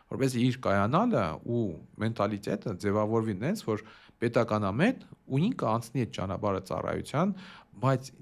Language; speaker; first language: Armenian; early bilingual, heritage; Armenian